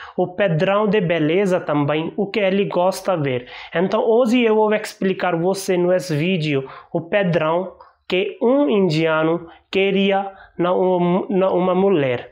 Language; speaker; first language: Portuguese; non-native, learner; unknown